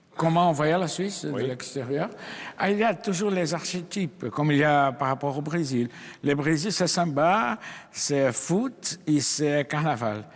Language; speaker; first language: French; non-native, fluent; Portuguese